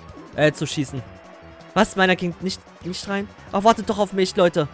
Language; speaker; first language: German; native; German